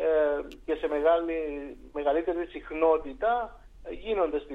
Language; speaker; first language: Greek; native; Greek